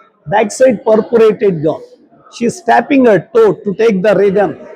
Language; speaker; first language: English; non-native, local second language; Kannada